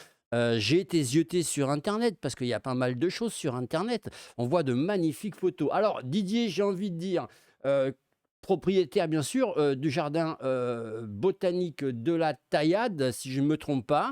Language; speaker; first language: French; native; French